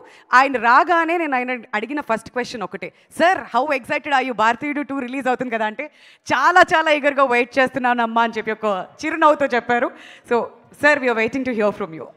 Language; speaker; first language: Telugu; native; Telugu